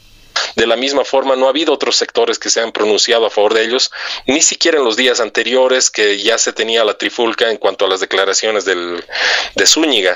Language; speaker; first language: Spanish; native; Spanish